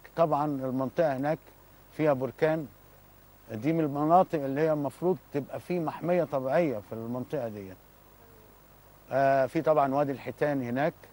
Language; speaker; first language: Arabic; native; Arabic